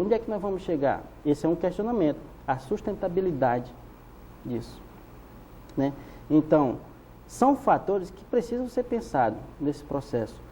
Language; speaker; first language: Portuguese; native; Portuguese